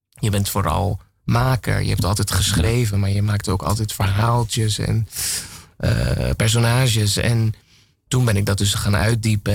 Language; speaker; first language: Dutch; native; Dutch